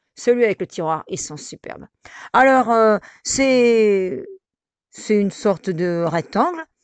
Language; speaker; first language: French; native; French